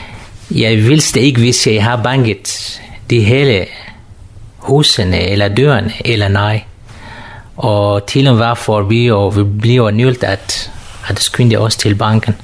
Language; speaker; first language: Danish; non-native, learner; Kurdish